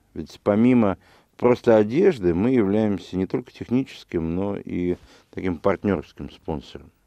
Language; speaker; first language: Russian; native; Russian